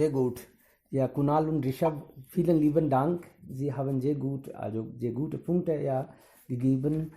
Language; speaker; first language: German; non-native, fluent; Hindi